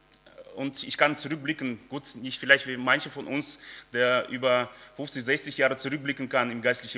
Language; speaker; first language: German; early bilingual, other home language; Russian